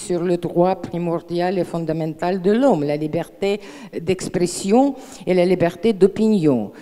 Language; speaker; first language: French; non-native, fluent; Russian